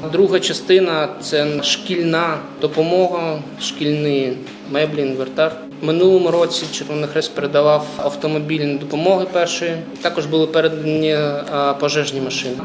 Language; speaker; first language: Ukrainian; non-native, fluent; German